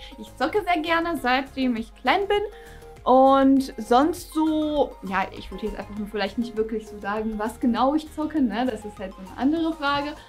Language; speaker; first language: German; non-native, fluent; Russian